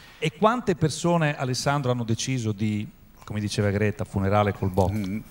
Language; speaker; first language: Italian; native; Italian